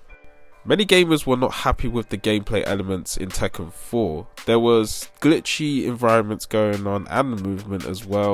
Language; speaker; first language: English; native; English